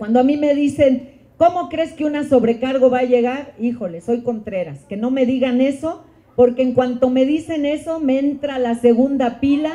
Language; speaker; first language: Spanish; native; Spanish